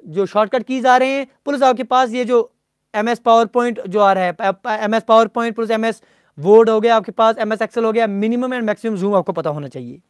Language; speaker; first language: Hindi; non-native, local second language; Punjabi